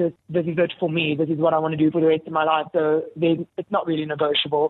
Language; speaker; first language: English; native; English